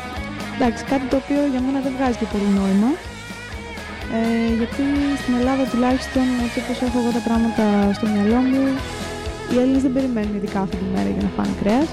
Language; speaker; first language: Greek; native; Greek